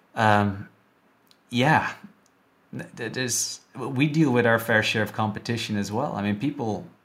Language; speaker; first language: English; non-native, fluent; Dutch